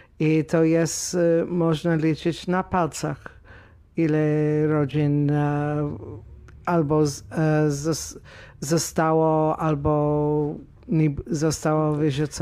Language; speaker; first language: Polish; non-native, fluent; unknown